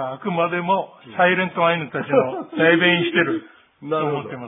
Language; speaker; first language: Japanese; native; Japanese